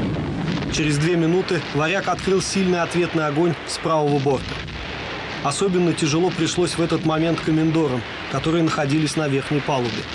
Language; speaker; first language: Russian; native; Russian